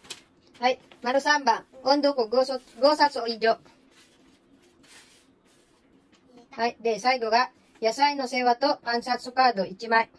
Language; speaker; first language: Japanese; early bilingual, other home language; Filipino